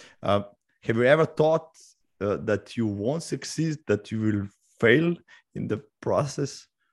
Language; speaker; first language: English; non-native, fluent; Slovenian